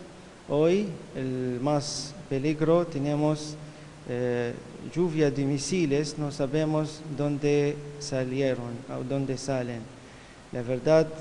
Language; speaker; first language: Spanish; non-native, fluent; Arabic